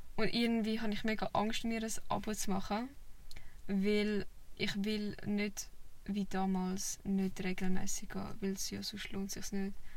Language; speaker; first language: German; early bilingual, other home language; Vietnamese